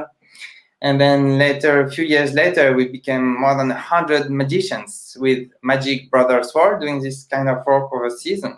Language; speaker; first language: English; non-native, fluent; French